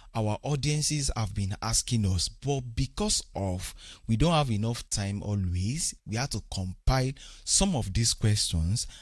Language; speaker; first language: English; non-native, local second language; Yoruba